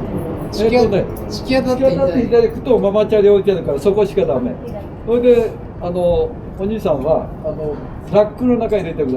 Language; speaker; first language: Japanese; native; Japanese